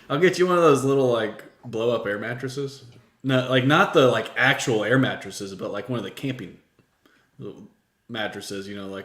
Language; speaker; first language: English; native; English